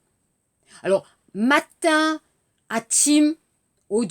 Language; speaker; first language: Korean; non-native, learner; French